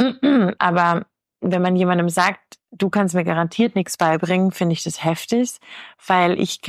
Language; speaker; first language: German; native; German